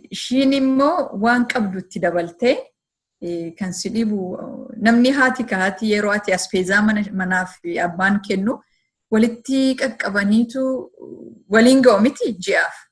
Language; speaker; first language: Oromo; early bilingual, heritage; Oromo